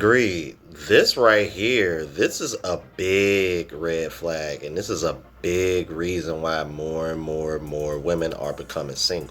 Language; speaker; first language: English; native; English